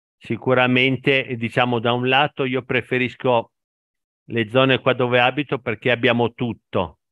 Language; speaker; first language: Italian; native; Italian